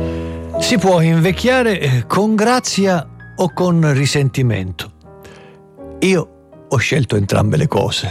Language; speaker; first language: Italian; native; Italian